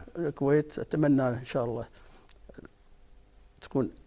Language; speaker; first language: Arabic; native; Arabic